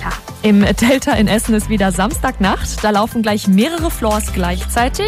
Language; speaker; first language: German; native; German